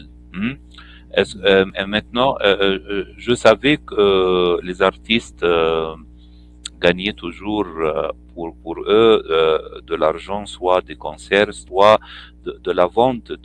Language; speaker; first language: French; non-native, fluent; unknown